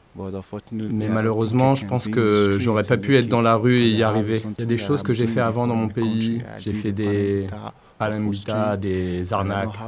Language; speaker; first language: French; non-native, learner; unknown